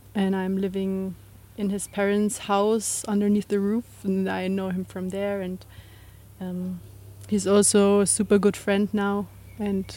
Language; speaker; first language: English; non-native, fluent; German